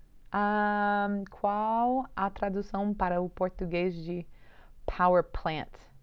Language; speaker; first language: Portuguese; non-native, learner; English